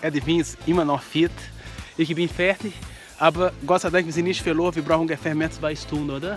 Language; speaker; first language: German; non-native, learner; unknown